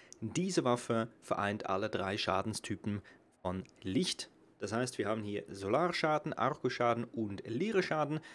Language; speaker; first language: German; native; German